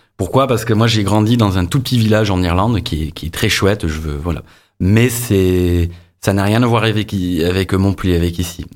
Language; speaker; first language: French; non-native, fluent; English